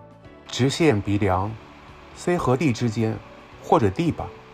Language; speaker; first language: Chinese; native; Chinese